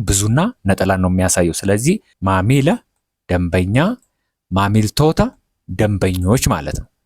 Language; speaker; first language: Amharic; non-native, local second language; Oromo